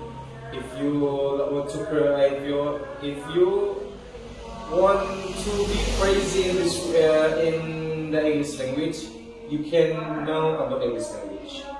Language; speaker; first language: English; non-native, learner; Indonesian